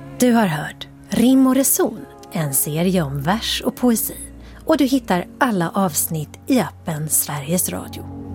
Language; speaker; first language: Swedish; native; Swedish